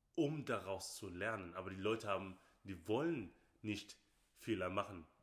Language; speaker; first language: German; non-native, fluent; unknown